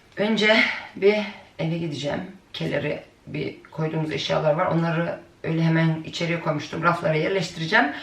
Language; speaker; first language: Turkish; early bilingual, heritage; Turkish